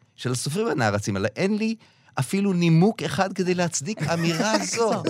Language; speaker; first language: Hebrew; native; Hebrew